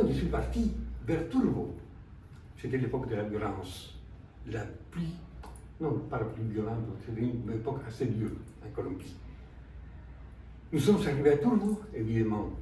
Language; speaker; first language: French; non-native, fluent; Spanish